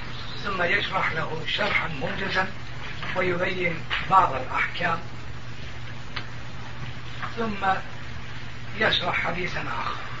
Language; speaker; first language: Arabic; non-native, fluent; Turkish